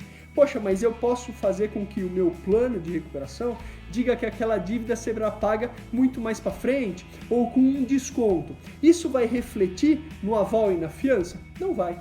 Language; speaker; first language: Portuguese; native; Portuguese